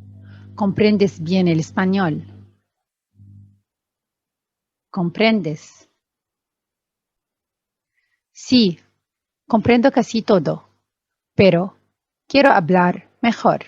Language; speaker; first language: Spanish; non-native, fluent; Arabic